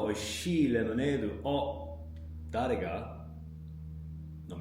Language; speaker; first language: Japanese; non-native, learner; English